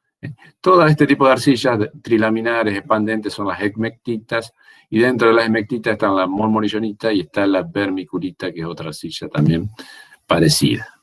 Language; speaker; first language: Spanish; native; Spanish